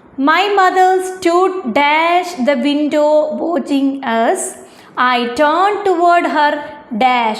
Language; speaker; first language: English; non-native, local second language; Malayalam